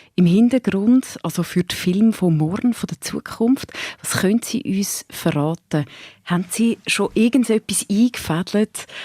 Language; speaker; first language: German; native; German